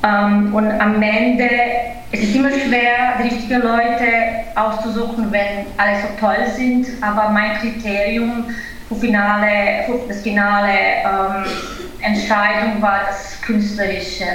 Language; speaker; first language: German; non-native, fluent; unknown